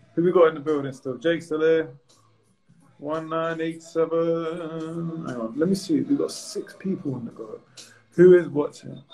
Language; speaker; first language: English; native; English